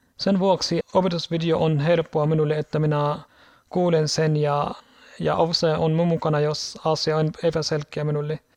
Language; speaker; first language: Finnish; non-native, learner; Arabic